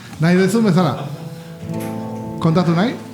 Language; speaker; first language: Basque; native; Basque